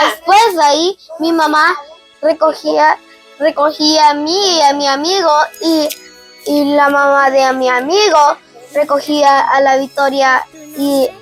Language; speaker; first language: Spanish; early bilingual, heritage; Spanish